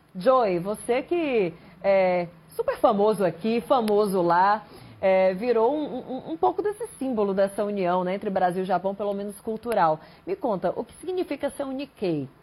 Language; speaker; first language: Portuguese; native; Portuguese